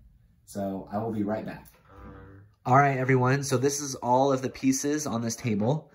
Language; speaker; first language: English; native; English